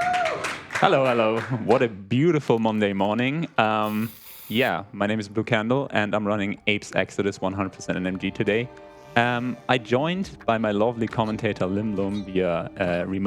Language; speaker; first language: English; non-native, fluent; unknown